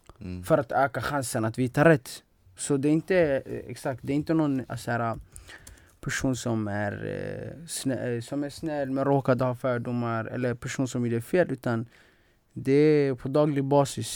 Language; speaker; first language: Swedish; non-native, fluent; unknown